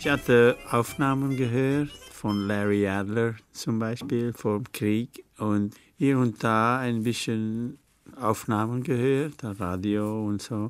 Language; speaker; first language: German; non-native, fluent; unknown